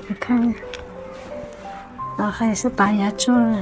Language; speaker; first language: Chinese; non-native, learner; Lao